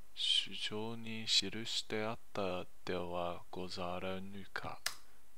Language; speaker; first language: Japanese; non-native, learner; English